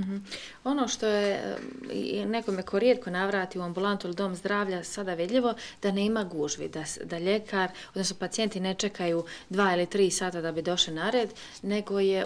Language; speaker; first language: Serbian; native; Serbian